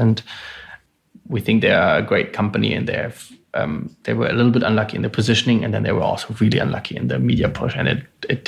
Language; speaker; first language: English; non-native, fluent; German